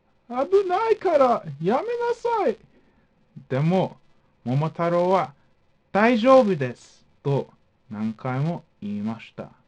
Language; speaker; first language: Japanese; non-native, fluent; English